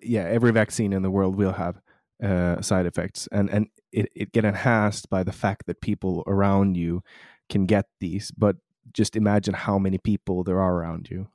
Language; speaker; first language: English; non-native, fluent; Swedish